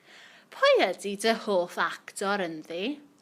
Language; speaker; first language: Welsh; non-native, local second language; English